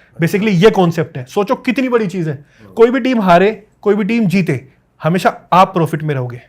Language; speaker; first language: Hindi; native; Hindi